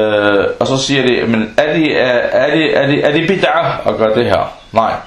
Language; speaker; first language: Danish; non-native, fluent; Arabic